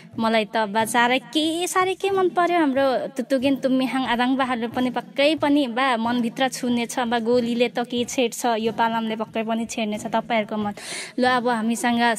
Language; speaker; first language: Nepali; non-native, local second language; Limbu